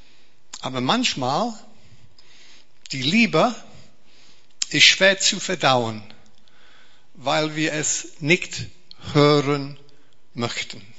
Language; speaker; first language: German; non-native, fluent; English